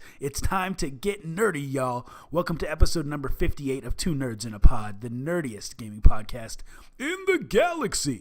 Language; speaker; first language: English; native; English